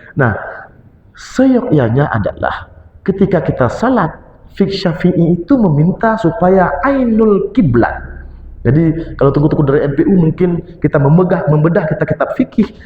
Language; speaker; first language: Malay; non-native, local second language; Achinese